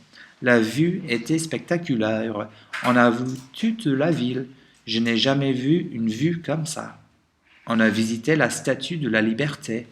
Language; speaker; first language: French; non-native, learner; English